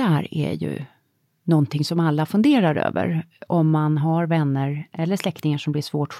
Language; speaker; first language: Swedish; native; Swedish